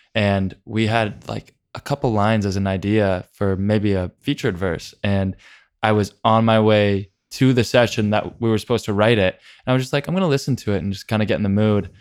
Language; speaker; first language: English; native; English